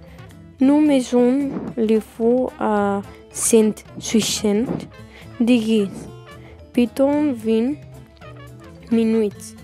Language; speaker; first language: French; non-native, learner; Spanish